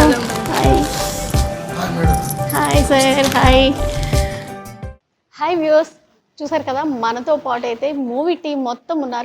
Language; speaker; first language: Telugu; native; Telugu